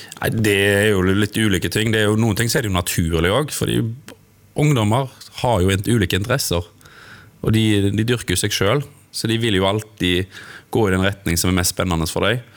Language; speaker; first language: Norwegian; native; Norwegian